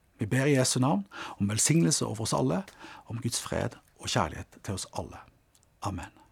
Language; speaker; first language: Norwegian; native; Norwegian